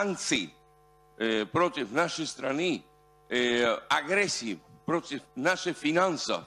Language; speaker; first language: Russian; non-native, fluent; Spanish